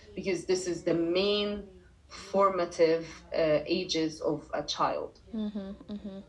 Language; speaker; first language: English; non-native, fluent; Arabic